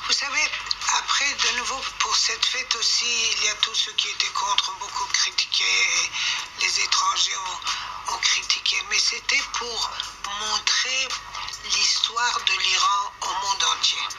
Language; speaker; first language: French; non-native, fluent; Persian